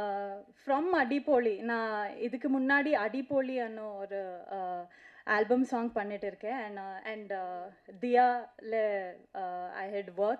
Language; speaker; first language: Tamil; non-native, learner; Kannada